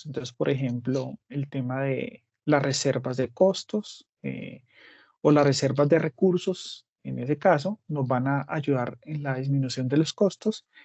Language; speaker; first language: Spanish; native; Spanish